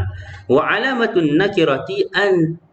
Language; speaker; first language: Arabic; non-native, fluent; Malay